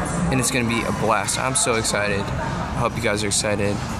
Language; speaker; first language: English; early bilingual, other home language; Korean